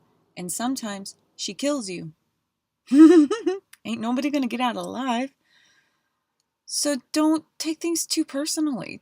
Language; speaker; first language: English; native; English